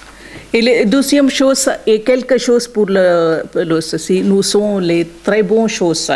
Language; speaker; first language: French; non-native, learner; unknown